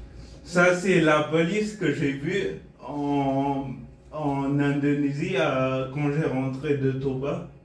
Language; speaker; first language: French; non-native, fluent; Bulgarian